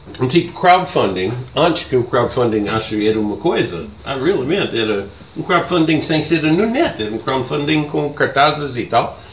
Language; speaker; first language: Portuguese; non-native, learner; English